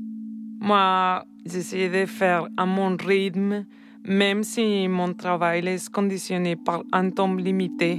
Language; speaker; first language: French; non-native, learner; Spanish